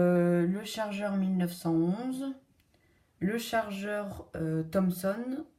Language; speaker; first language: French; native; French